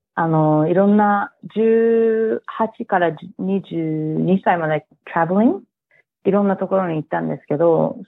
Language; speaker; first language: Japanese; early bilingual, heritage; Japanese